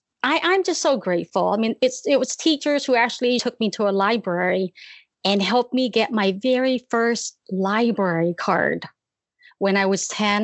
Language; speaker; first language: English; early bilingual, other home language; Khmer